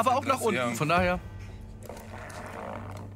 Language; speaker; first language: German; native; German